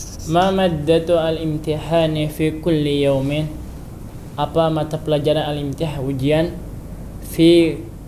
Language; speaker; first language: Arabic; non-native, learner; Indonesian